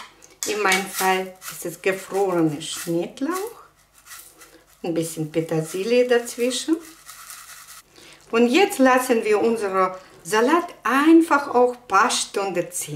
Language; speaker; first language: German; non-native, fluent; Russian